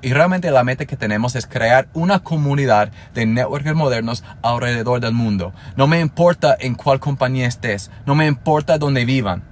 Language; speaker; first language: Spanish; non-native, fluent; English